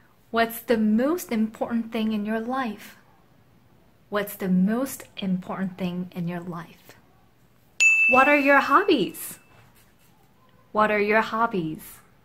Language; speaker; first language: English; non-native, fluent; Korean